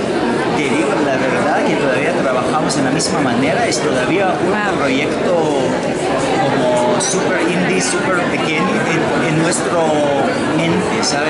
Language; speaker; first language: Spanish; non-native, fluent; Hebrew